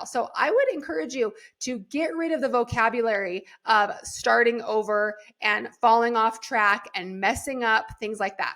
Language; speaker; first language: English; native; English